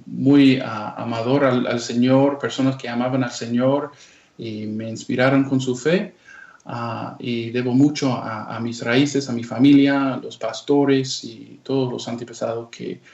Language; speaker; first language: Spanish; non-native, fluent; English